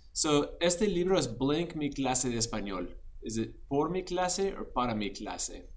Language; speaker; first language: Spanish; non-native, fluent; English